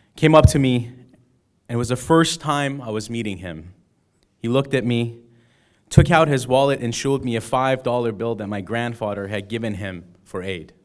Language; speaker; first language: English; early bilingual, other home language; Persian